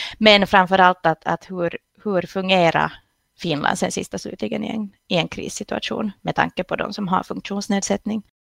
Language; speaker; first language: Swedish; native; Swedish